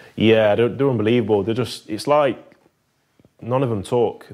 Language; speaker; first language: English; native; English